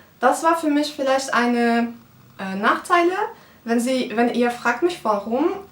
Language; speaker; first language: German; non-native, fluent; Turkish